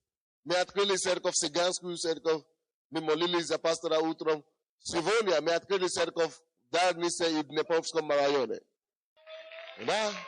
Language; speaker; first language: Russian; non-native, fluent; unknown